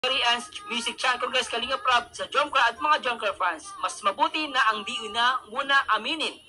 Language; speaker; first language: Filipino; native; Filipino